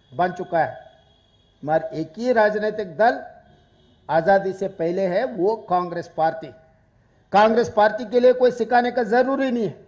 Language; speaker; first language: Hindi; non-native, local second language; Telugu